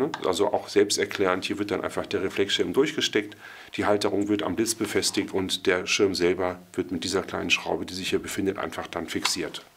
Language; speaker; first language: German; native; German